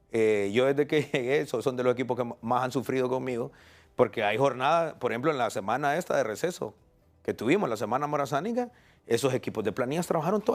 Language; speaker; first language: Spanish; native; Spanish